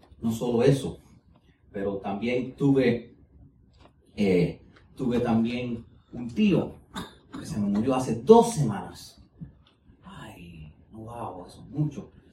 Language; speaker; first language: Spanish; early bilingual, heritage; Spanish